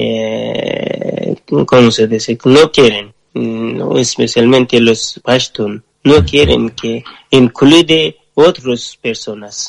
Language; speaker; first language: Spanish; non-native, learner; Persian